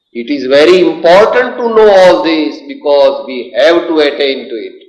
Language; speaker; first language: English; non-native, local second language; Gujarati